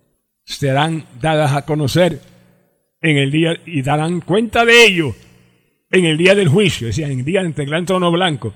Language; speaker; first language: Spanish; native; Spanish